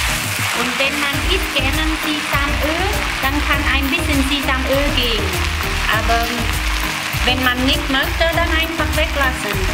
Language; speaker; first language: German; non-native, learner; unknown